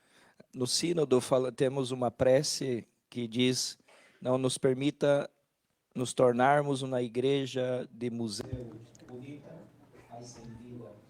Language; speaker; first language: Portuguese; non-native, fluent; Spanish